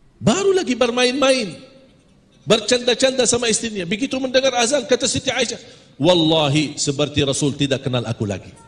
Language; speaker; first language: Malay; non-native, fluent; Arabic